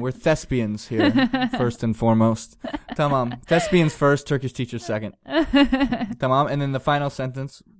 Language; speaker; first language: English; native; English